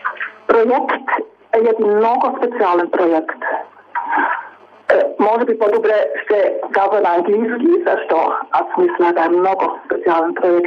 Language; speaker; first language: Bulgarian; non-native, learner; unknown